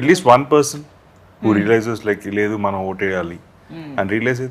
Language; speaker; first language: Telugu; native; Telugu